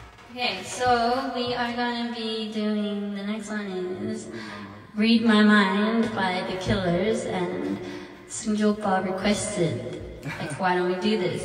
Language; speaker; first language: English; early bilingual, other home language; Korean